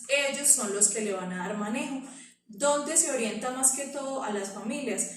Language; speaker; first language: Spanish; native; Spanish